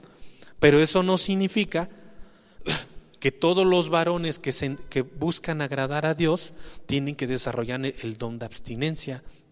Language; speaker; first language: Spanish; native; Spanish